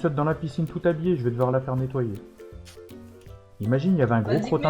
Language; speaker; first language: French; native; French